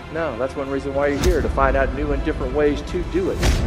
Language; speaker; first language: English; native; English